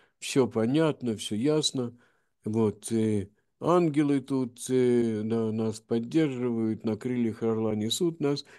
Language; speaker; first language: Russian; native; Russian